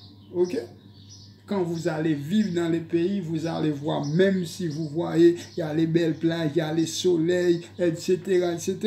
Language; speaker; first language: French; non-native, local second language; Haitian Creole